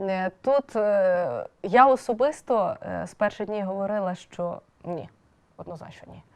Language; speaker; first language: Ukrainian; native; Ukrainian